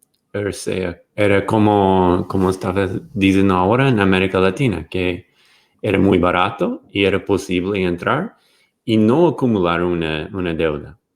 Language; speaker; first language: Spanish; non-native, fluent; English